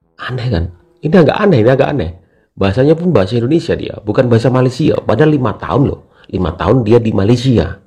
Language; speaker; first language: Indonesian; native; Indonesian